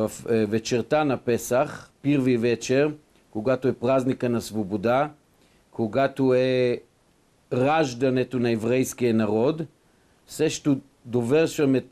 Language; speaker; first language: Bulgarian; non-native, fluent; Hebrew